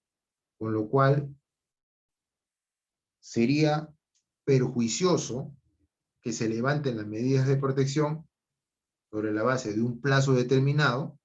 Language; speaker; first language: Spanish; native; Spanish